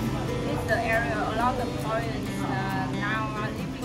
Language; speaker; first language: English; non-native, fluent; Vietnamese